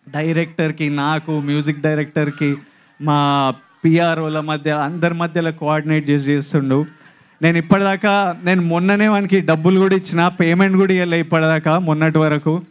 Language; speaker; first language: Telugu; native; Telugu